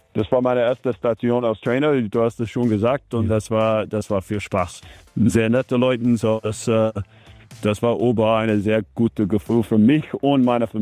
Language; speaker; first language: German; non-native, fluent; English